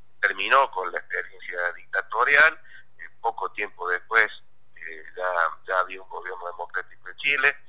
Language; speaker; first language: Spanish; native; Spanish